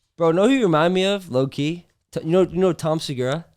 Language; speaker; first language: English; native; English